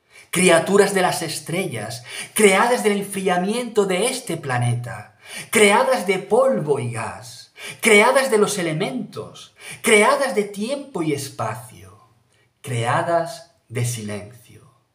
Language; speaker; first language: Spanish; native; Spanish